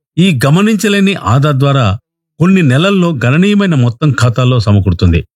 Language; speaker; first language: Telugu; native; Telugu